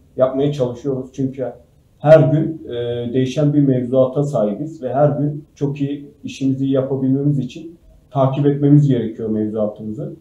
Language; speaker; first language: Turkish; native; Turkish